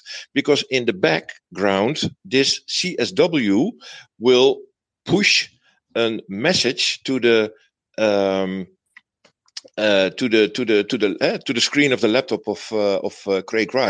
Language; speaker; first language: English; non-native, fluent; Dutch